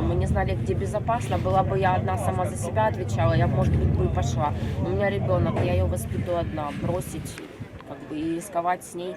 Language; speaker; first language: Russian; native; Russian